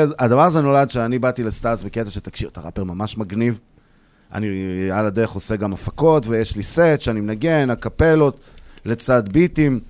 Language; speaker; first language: Hebrew; native; Hebrew